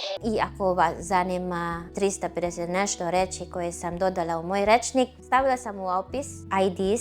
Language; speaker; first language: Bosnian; non-native, fluent; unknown